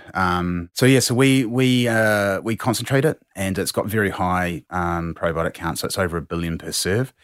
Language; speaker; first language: English; native; English